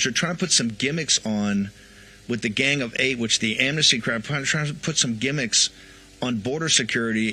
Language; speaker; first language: English; native; English